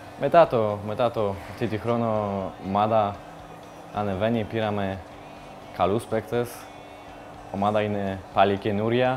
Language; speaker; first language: Greek; non-native, learner; Polish